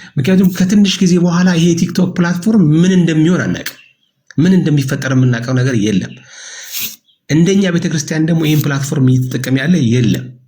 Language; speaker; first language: Amharic; native; Amharic